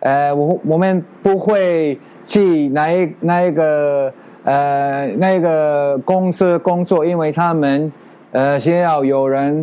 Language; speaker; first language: Chinese; non-native, learner; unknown